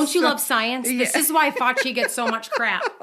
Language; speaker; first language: English; native; English